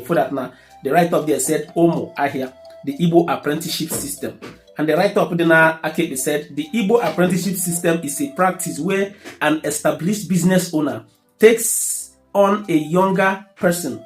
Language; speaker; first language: English; non-native, local second language; Igbo